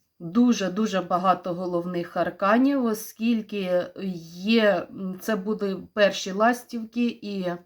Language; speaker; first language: Ukrainian; non-native, local second language; Russian